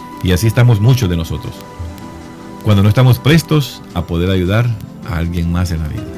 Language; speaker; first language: Spanish; native; Spanish